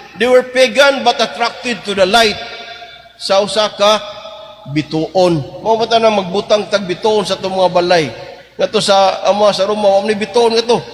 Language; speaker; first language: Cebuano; native; Cebuano